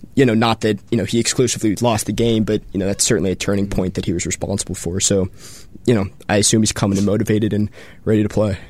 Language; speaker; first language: English; native; English